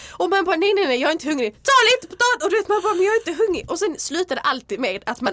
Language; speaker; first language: Swedish; early bilingual, other home language; Serbian